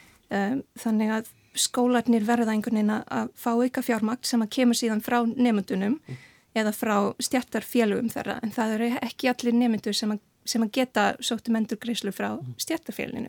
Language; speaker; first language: Icelandic; non-native, fluent; Serbian